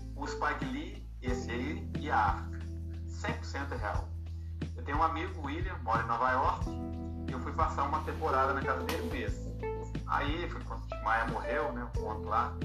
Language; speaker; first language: Portuguese; native; Portuguese